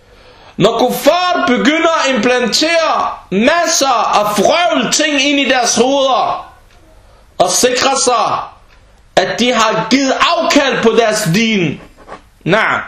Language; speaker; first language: Danish; early bilingual, other home language; Arabic